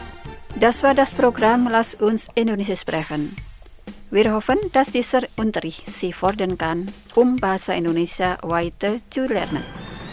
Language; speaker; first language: German; non-native, fluent; Indonesian